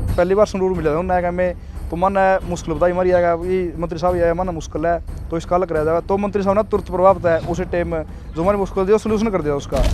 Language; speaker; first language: Punjabi; non-native, local second language; Haryanvi